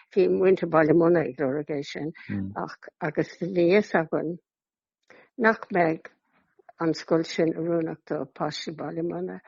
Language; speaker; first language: Irish; non-native, local second language; English